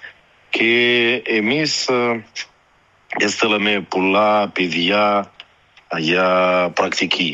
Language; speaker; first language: Greek; early bilingual, heritage; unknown